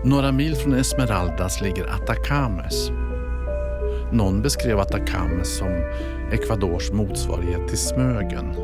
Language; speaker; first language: Swedish; native; Swedish